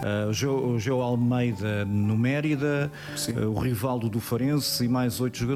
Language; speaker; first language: Portuguese; native; Portuguese